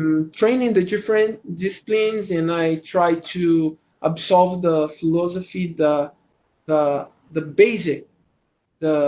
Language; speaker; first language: English; non-native, learner; Portuguese